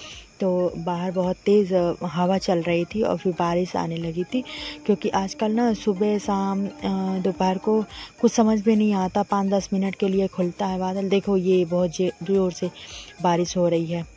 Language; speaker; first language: Hindi; native; Hindi